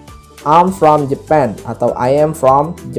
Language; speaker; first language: English; non-native, learner; Indonesian